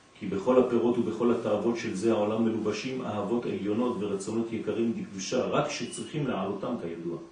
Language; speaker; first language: Hebrew; non-native, fluent; French